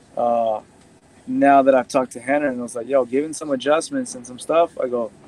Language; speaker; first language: English; native; English